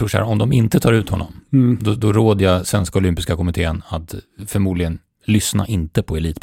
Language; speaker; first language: Swedish; native; Swedish